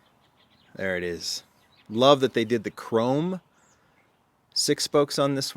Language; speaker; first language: English; native; English